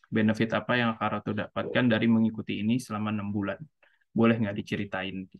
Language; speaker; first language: Indonesian; native; Indonesian